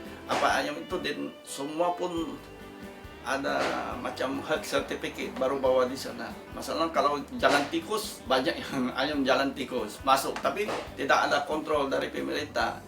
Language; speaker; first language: Indonesian; non-native, fluent; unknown